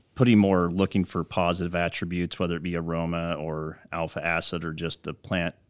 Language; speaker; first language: English; native; English